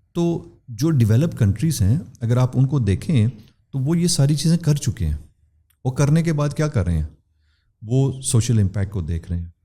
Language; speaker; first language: Urdu; non-native, local second language; Pahari-Potwari